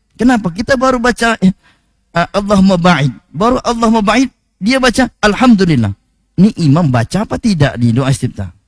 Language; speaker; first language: Malay; native; Malay